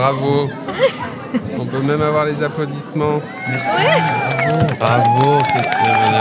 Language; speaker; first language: French; native; French